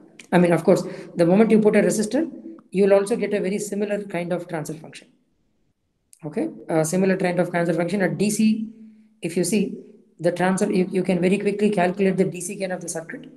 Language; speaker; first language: English; non-native, local second language; Tamil